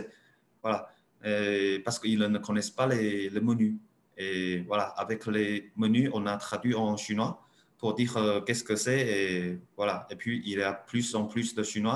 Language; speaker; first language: French; non-native, learner; Chinese